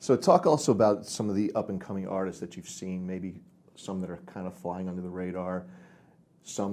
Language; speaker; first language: English; native; English